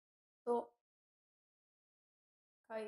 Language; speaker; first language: Japanese; non-native, learner; English